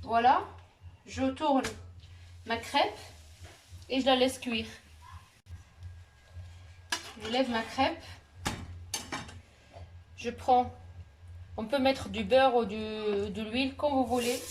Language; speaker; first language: French; non-native, local second language; Arabic